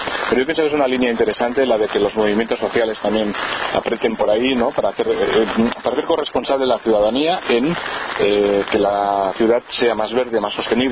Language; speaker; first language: Spanish; native; Spanish